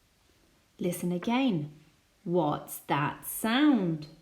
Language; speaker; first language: English; non-native, fluent; Spanish